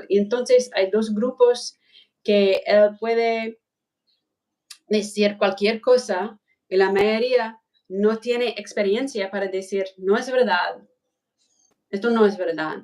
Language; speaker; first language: Spanish; non-native, fluent; English